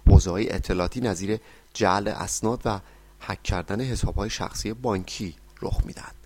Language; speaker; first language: Persian; native; Persian